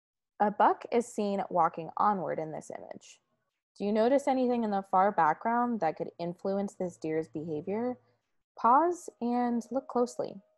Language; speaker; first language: English; native; English